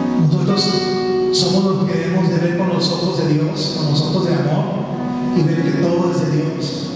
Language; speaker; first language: Spanish; native; Spanish